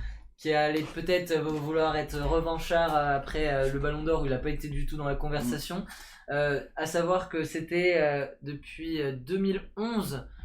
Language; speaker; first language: French; native; French